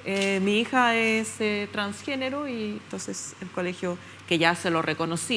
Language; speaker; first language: Spanish; native; Spanish